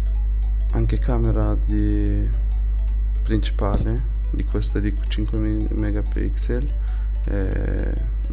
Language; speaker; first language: Italian; non-native, fluent; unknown